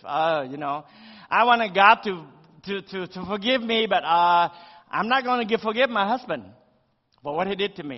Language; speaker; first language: English; early bilingual, other home language; Vietnamese